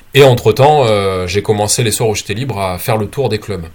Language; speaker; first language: French; native; French